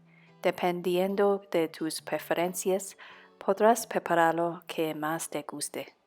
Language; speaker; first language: Spanish; non-native, fluent; Cantonese